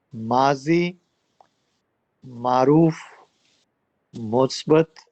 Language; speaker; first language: Arabic; non-native, learner; Urdu